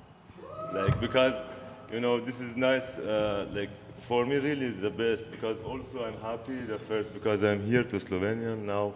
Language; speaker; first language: English; non-native, learner; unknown